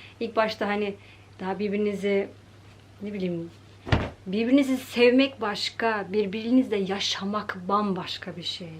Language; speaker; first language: Turkish; early bilingual, heritage; Turkish